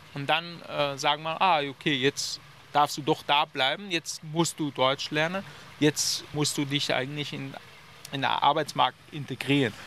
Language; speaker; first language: German; non-native, fluent; Persian